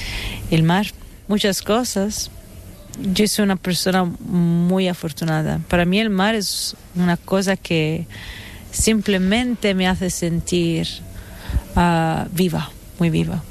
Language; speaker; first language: Spanish; non-native, fluent; Italian